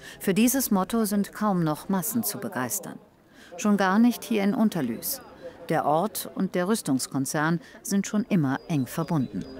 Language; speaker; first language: German; native; German